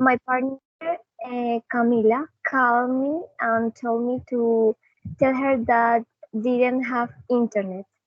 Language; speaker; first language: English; non-native, learner; Spanish